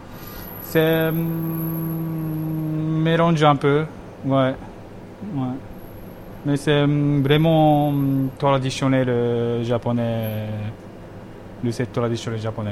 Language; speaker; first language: French; non-native, fluent; Japanese